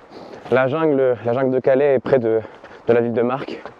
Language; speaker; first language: French; native; French